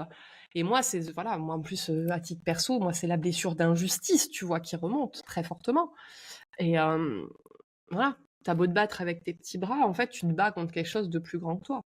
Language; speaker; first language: French; native; French